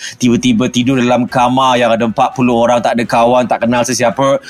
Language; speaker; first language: Malay; early bilingual, other home language; German